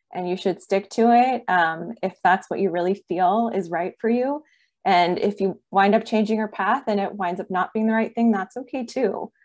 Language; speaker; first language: English; native; English